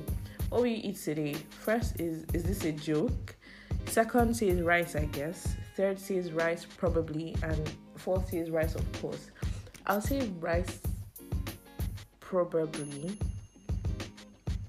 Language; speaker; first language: English; non-native, local second language; Yoruba